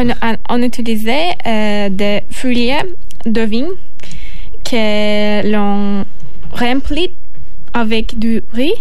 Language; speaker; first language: French; non-native, learner; Turkish